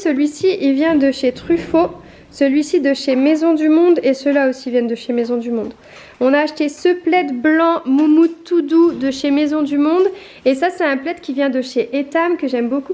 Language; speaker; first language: French; native; French